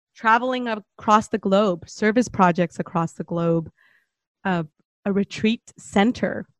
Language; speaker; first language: English; non-native, fluent; Spanish